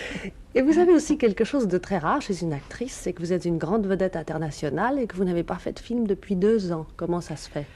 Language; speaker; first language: French; native; French